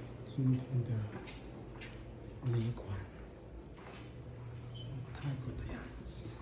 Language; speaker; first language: Chinese; non-native, fluent; Tibetan